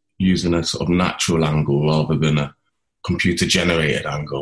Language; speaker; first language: English; native; English